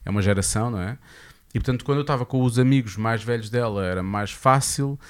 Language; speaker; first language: Portuguese; native; Portuguese